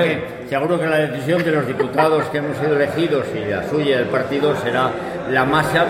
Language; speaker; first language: Spanish; native; Spanish